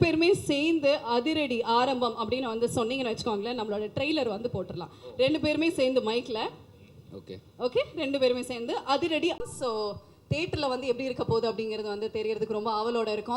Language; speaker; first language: Tamil; native; Tamil